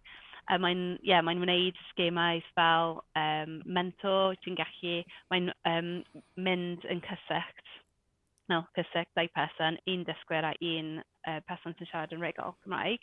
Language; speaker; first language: Welsh; non-native, local second language; English